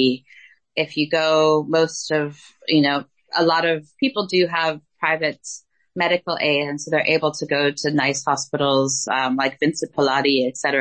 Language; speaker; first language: English; native; English